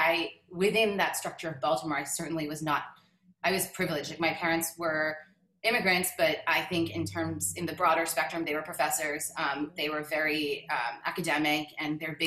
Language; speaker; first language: English; native; English